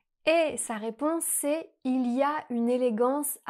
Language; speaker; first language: French; native; French